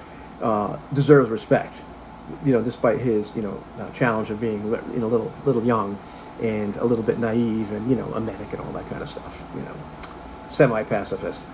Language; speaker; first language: English; native; English